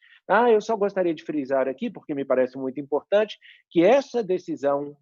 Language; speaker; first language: Portuguese; native; Portuguese